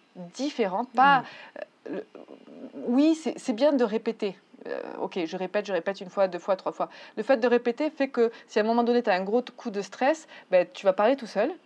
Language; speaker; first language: French; native; French